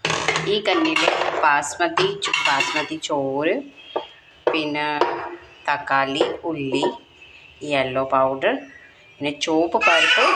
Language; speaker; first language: Malayalam; non-native, learner; Hindi